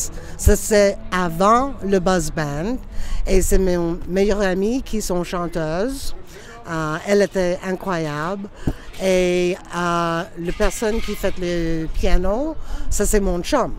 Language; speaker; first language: French; non-native, local second language; English